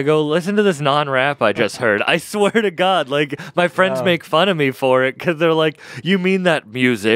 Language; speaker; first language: English; native; English